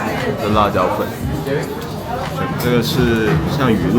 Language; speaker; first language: Chinese; native; Chinese